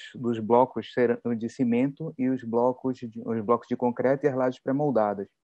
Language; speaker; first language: Portuguese; native; Portuguese